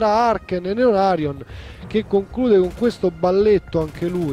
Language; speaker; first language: Italian; native; Italian